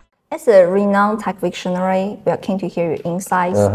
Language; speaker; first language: English; non-native, fluent; Chinese